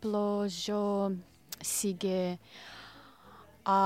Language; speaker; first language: Catalan; non-native, learner; Russian